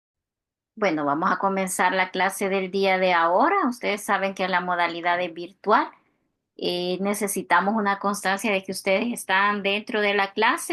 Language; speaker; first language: Spanish; native; Spanish